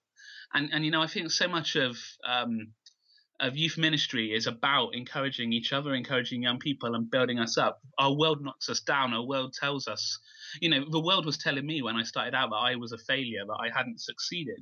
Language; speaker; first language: English; native; English